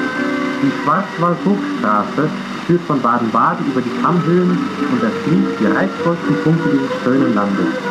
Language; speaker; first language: German; native; German